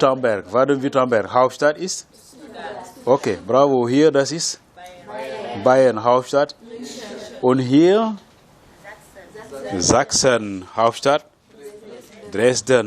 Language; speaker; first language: German; non-native, fluent; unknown